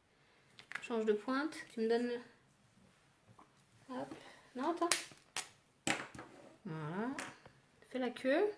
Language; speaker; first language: French; native; French